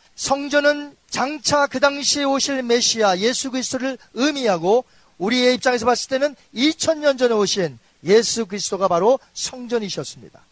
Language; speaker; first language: Korean; native; Korean